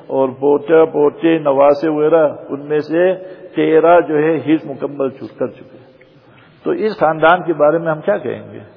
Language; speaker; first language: Urdu; non-native, fluent; Gujarati